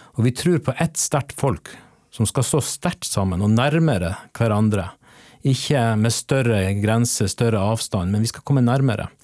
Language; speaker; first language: Norwegian; native; Norwegian